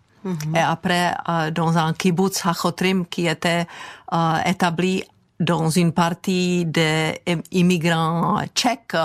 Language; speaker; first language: French; non-native, fluent; Czech